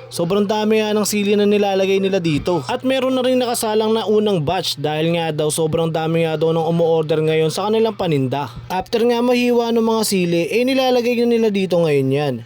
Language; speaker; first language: Filipino; native; Filipino